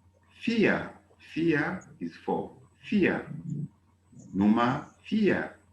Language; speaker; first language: German; non-native, learner; Bemba